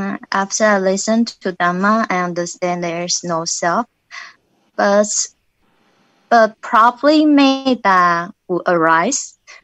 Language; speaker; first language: English; non-native, learner; Chinese